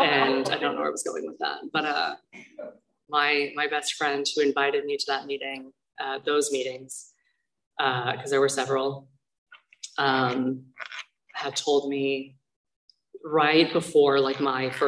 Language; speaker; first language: English; native; English